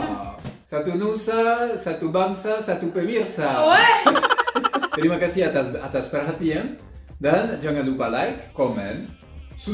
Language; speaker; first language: Indonesian; non-native, fluent; French